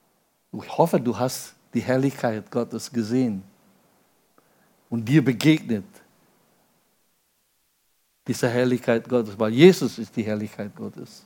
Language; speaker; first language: German; non-native, fluent; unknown